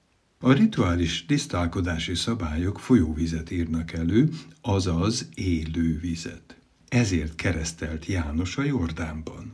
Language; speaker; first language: Hungarian; native; Hungarian